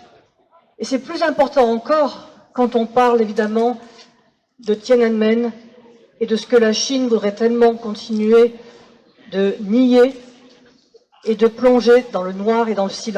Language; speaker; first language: French; native; French